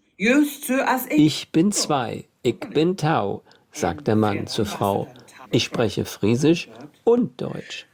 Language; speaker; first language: German; native; German